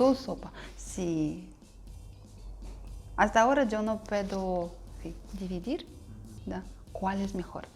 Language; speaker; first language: Spanish; non-native, learner; Russian